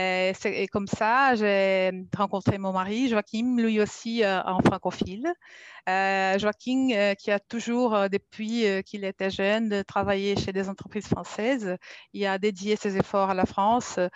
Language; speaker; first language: French; non-native, fluent; Portuguese